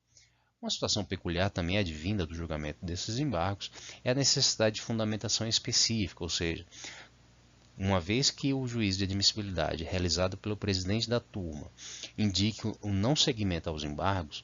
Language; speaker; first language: Portuguese; native; Portuguese